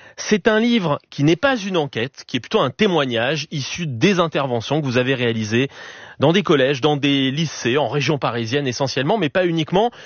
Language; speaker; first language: French; native; French